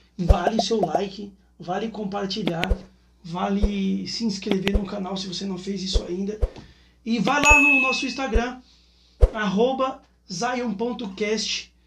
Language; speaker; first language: Portuguese; native; Portuguese